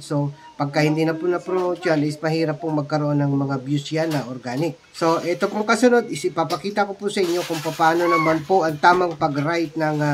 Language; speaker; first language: Filipino; native; Filipino